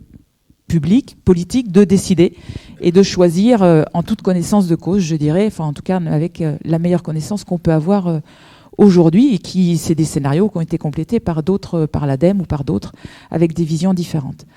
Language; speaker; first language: French; native; French